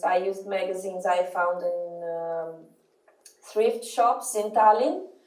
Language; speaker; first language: English; non-native, fluent; Portuguese